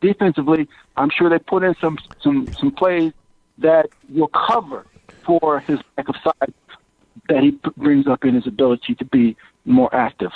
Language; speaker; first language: English; native; English